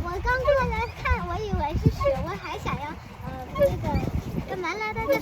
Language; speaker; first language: Chinese; early bilingual, heritage; Chinese